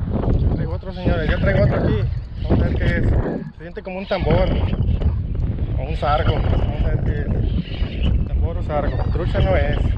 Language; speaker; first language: Spanish; native; Spanish